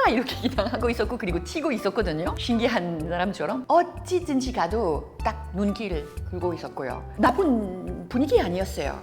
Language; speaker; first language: Korean; non-native, fluent; French